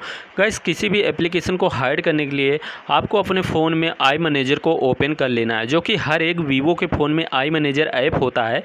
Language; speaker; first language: Hindi; native; Hindi